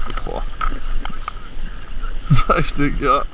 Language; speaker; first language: German; non-native, learner; French